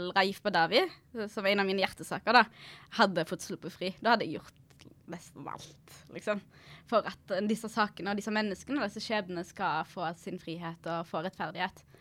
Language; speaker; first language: Norwegian; early bilingual, other home language; Arabic